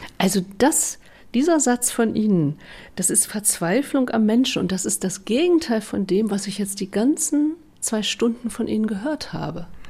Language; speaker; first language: German; native; German